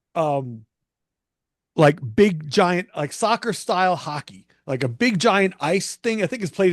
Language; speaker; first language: English; native; English